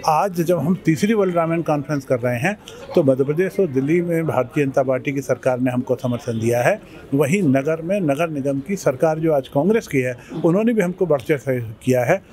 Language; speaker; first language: Hindi; native; Hindi